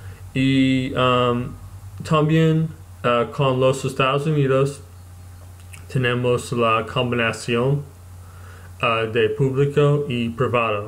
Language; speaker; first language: Spanish; non-native, learner; English